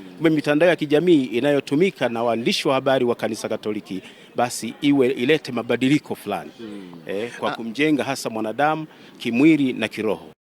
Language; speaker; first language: Swahili; native; Swahili